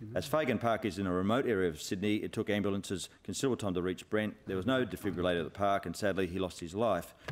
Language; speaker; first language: English; native; English